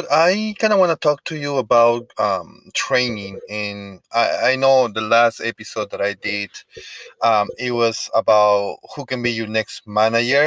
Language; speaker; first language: English; non-native, fluent; Spanish